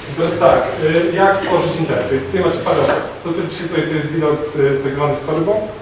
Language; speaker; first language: Polish; native; Polish